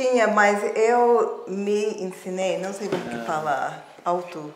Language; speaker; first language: Portuguese; non-native, fluent; English